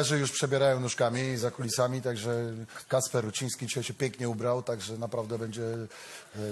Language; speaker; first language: Polish; native; Polish